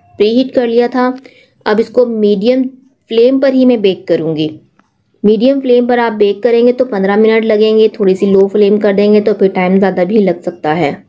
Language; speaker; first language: Urdu; native; Urdu